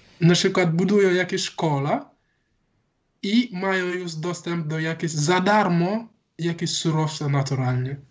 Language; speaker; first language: Polish; non-native, learner; Wolof